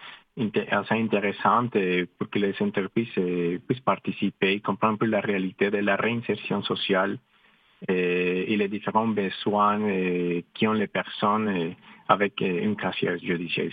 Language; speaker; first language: French; non-native, fluent; Spanish